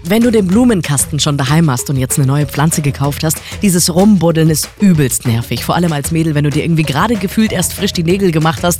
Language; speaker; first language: German; native; German